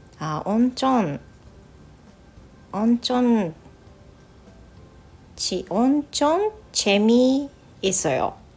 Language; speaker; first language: Korean; non-native, learner; Japanese